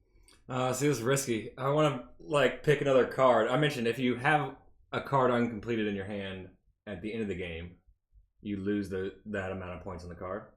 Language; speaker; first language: English; native; English